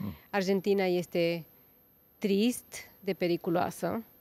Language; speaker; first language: Romanian; non-native, fluent; Spanish